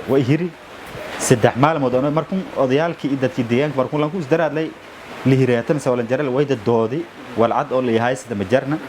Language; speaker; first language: Somali; non-native, local second language; Maay